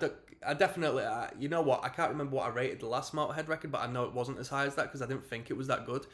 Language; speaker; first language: English; native; English